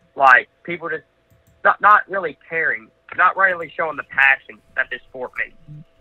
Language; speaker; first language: English; native; English